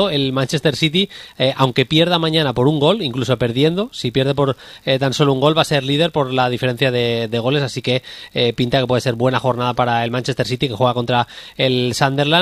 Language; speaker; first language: Spanish; native; Spanish